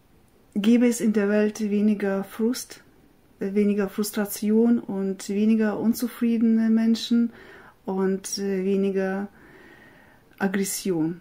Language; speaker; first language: German; non-native, fluent; Russian